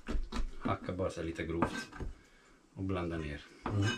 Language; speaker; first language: Swedish; non-native, fluent; Italian